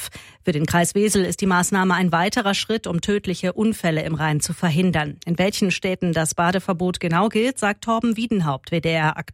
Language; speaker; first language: German; native; German